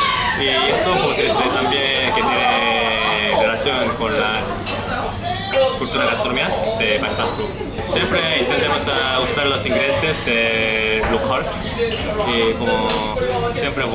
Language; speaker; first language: Spanish; non-native, fluent; Korean